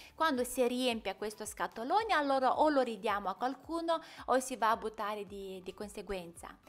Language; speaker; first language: Italian; non-native, fluent; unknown